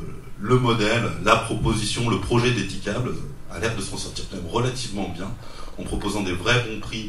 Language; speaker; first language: French; native; French